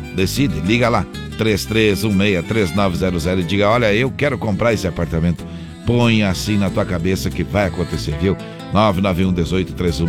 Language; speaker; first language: Portuguese; native; Portuguese